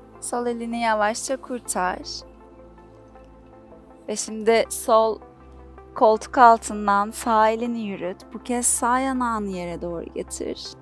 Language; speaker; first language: Turkish; native; Turkish